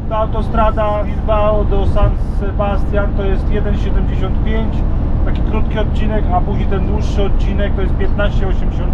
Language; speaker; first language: Polish; native; Polish